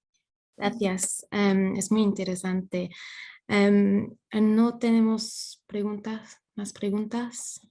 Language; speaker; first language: Spanish; non-native, fluent; English